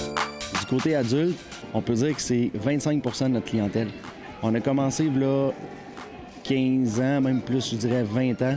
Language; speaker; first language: French; native; French